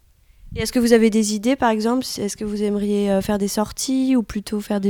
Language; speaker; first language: French; native; French